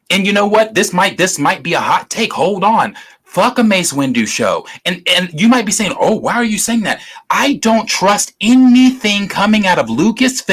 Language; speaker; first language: English; native; English